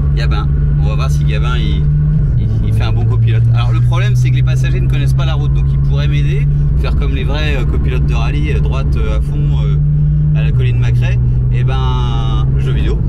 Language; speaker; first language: French; native; French